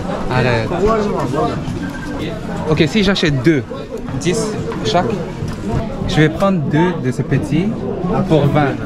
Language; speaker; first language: French; non-native, learner; Korean